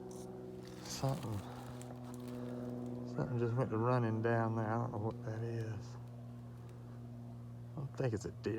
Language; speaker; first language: English; native; English